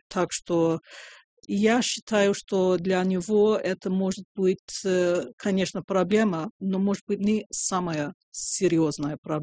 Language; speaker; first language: Russian; non-native, fluent; English